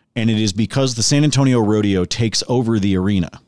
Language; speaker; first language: English; native; English